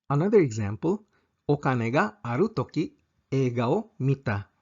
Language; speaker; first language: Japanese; non-native, fluent; English